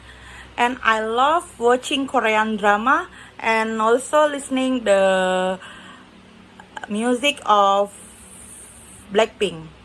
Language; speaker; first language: English; non-native, learner; Indonesian